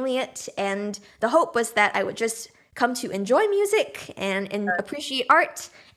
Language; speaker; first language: English; native; English